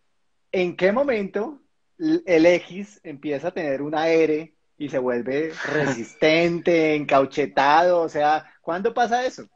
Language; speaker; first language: Spanish; native; Spanish